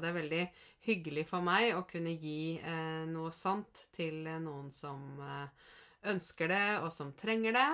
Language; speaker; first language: Norwegian; native; Norwegian